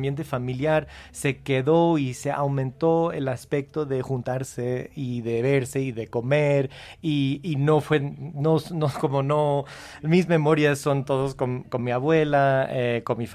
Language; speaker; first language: Spanish; non-native, fluent; English